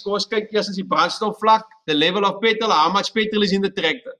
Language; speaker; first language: English; non-native, local second language; Afrikaans